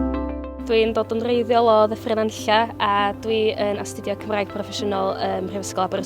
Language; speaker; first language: Welsh; native; Welsh